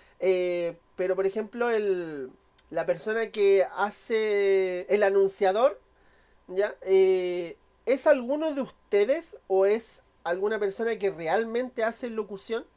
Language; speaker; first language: Spanish; native; Spanish